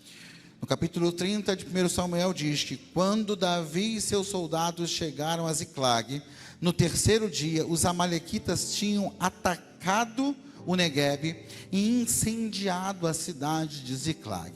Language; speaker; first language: Portuguese; native; Portuguese